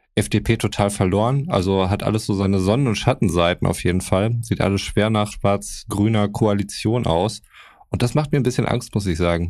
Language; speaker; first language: German; native; German